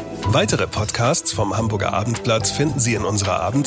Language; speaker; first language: German; native; German